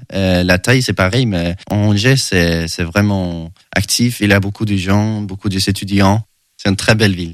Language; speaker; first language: French; non-native, learner; Swedish